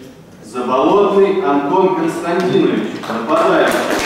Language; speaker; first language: Russian; native; Russian